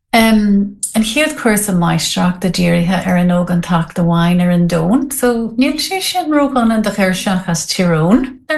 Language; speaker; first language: Irish; non-native, local second language; English